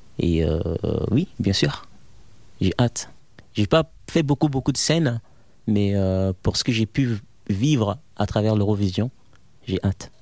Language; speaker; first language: French; non-native, fluent; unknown